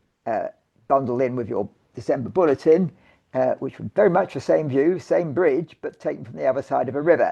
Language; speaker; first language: English; native; English